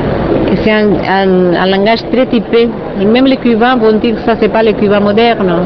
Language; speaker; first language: French; non-native, fluent; Spanish